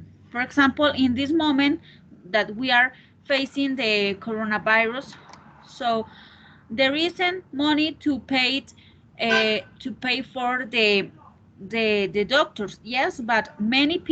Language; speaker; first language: English; non-native, learner; Spanish